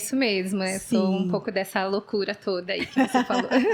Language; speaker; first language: Portuguese; native; Portuguese